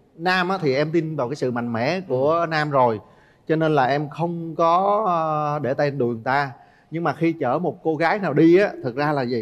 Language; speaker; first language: Vietnamese; native; Vietnamese